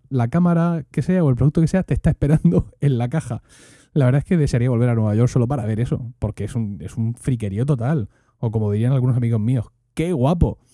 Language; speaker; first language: Spanish; native; Spanish